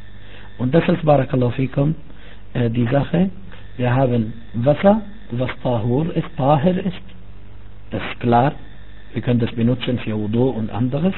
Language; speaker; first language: German; non-native, fluent; Arabic